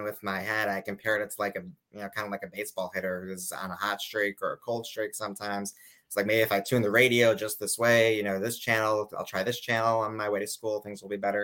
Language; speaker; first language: English; native; English